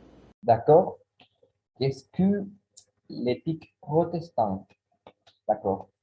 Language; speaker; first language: French; non-native, learner; Spanish